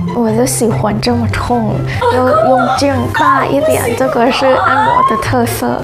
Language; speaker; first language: Chinese; non-native, fluent; Thai